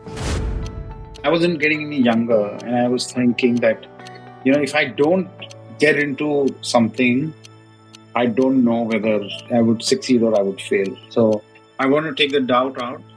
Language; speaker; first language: English; non-native, local second language; Hindi